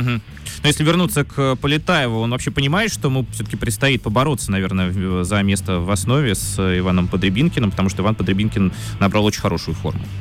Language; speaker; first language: Russian; native; Russian